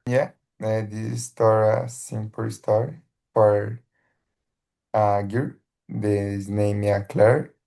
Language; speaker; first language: English; non-native, learner; Portuguese